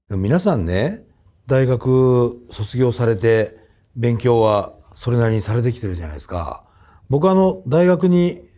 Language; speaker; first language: Japanese; native; Japanese